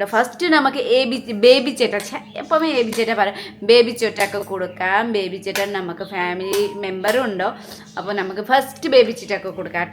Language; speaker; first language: Malayalam; non-native, learner; Nepali